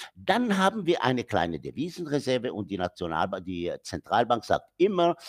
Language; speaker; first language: German; non-native, fluent; Arabic